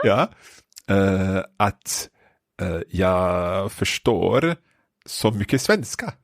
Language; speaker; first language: Swedish; non-native, learner; English